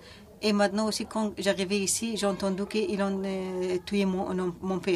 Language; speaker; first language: French; non-native, fluent; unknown